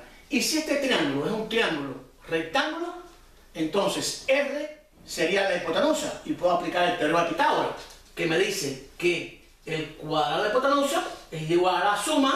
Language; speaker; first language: Spanish; native; Spanish